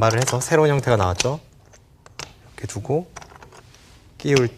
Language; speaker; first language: Korean; native; Korean